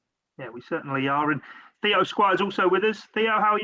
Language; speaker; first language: English; native; English